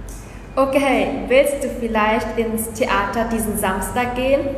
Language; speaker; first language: German; early bilingual, other home language; Vietnamese